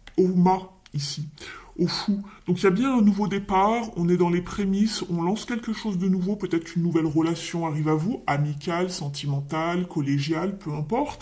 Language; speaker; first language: French; native; French